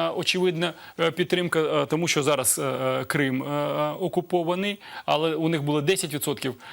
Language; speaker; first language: Ukrainian; native; Ukrainian